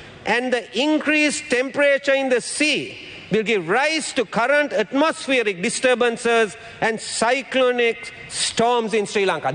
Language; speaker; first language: English; non-native, local second language; Sinhala